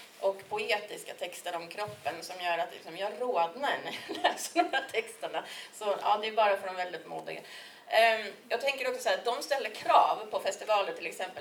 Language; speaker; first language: Swedish; native; Swedish